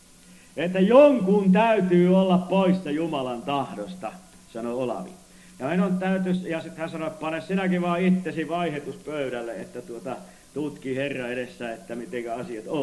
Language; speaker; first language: Finnish; native; Finnish